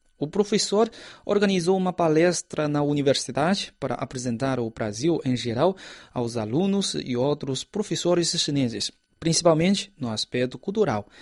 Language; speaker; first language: Portuguese; non-native, fluent; Chinese